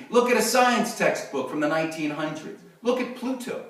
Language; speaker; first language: English; native; English